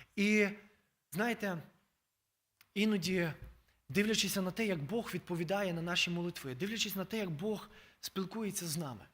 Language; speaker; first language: Ukrainian; native; Ukrainian